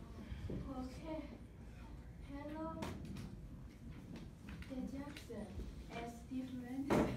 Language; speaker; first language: Spanish; non-native, learner; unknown